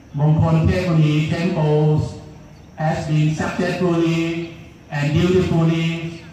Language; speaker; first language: English; non-native, fluent; Thai